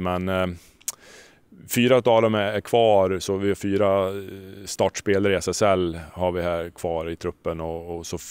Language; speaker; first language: Swedish; native; Swedish